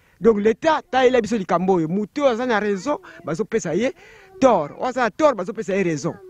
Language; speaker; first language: Lingala; non-native, local second language; Kongo